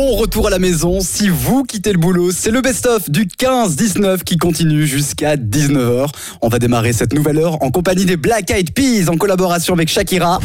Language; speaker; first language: French; native; French